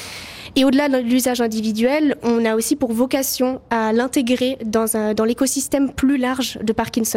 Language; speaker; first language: French; native; French